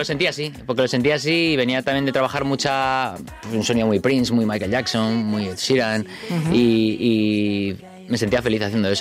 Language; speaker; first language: Spanish; native; Spanish